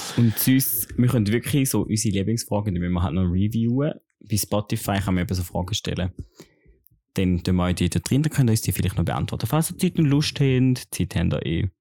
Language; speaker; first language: German; native; German